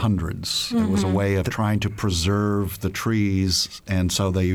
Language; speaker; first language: English; native; English